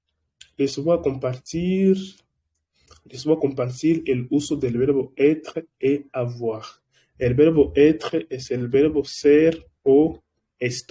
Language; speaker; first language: Spanish; non-native, fluent; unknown